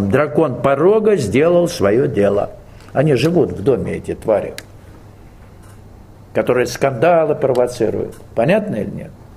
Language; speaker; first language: Russian; native; Russian